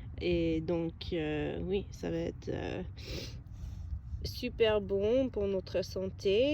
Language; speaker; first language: French; non-native, learner; English